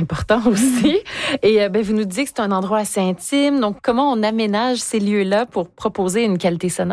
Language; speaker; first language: French; native; French